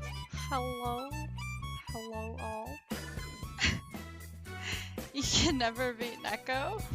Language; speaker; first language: English; native; English